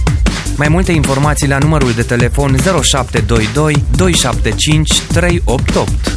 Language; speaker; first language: Romanian; native; Romanian